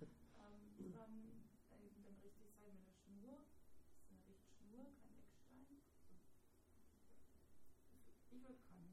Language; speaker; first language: German; native; German